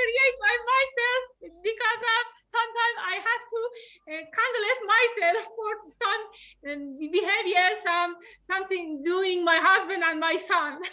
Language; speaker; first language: English; non-native, learner; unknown